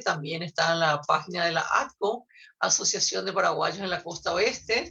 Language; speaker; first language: Spanish; native; Spanish